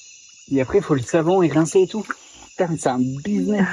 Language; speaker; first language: French; native; French